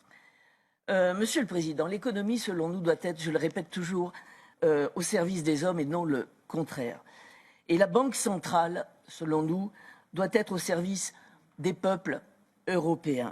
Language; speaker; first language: French; native; French